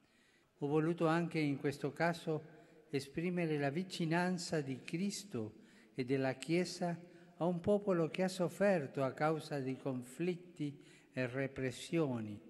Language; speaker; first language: Italian; non-native, fluent; Spanish